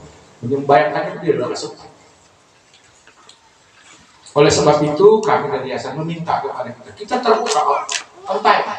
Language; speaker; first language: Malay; non-native, local second language; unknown